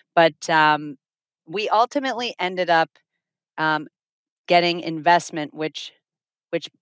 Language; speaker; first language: English; non-native, fluent; Finnish